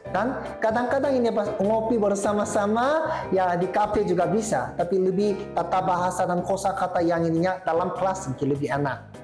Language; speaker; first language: Indonesian; non-native, fluent; Korean